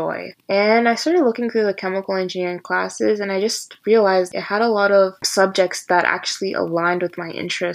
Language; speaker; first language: English; native; English